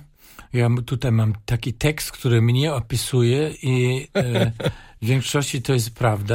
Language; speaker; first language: Polish; non-native, fluent; German